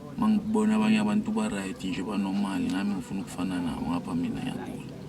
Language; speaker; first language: Zulu; native; Zulu